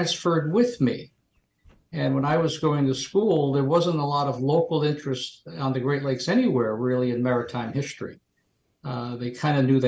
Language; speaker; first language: English; native; English